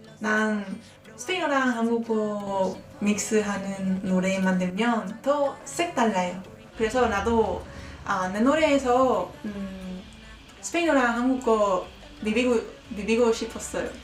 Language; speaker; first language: Korean; non-native, learner; Spanish